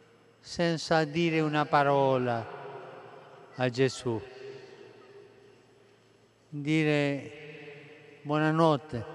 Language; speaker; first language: Italian; non-native, fluent; Spanish